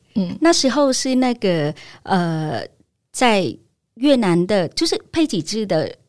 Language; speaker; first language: Chinese; non-native, fluent; Vietnamese